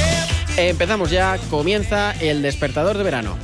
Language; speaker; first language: Spanish; native; Spanish